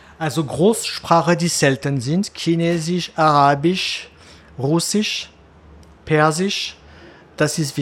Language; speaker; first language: German; non-native, fluent; French